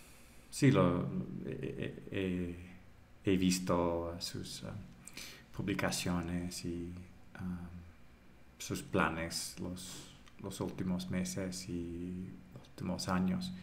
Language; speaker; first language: Spanish; non-native, fluent; English